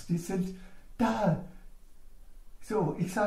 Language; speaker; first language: German; non-native, fluent; English